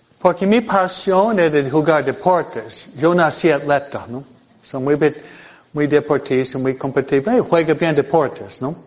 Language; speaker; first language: Spanish; non-native, fluent; English